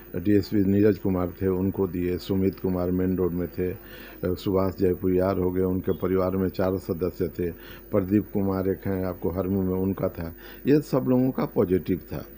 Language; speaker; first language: Hindi; native; Hindi